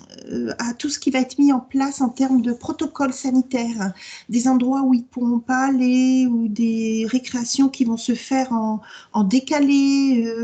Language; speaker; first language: French; native; French